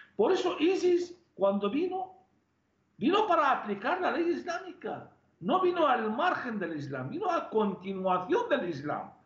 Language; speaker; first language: Spanish; non-native, fluent; Arabic